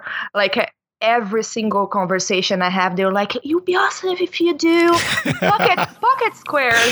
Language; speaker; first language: English; non-native, fluent; Portuguese